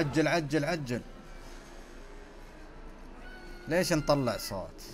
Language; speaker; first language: Arabic; native; Arabic